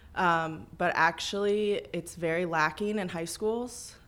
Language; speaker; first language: English; native; English